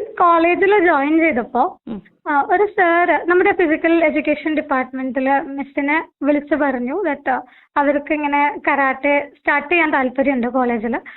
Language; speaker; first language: Malayalam; non-native, local second language; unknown